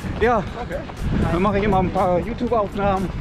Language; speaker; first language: German; native; German